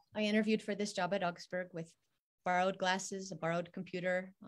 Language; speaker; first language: English; native; English